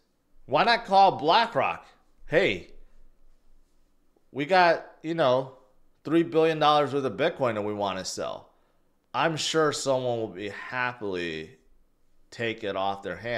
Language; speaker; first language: English; native; English